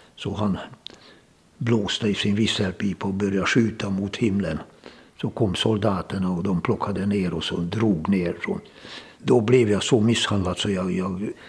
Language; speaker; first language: Swedish; non-native, fluent; Hungarian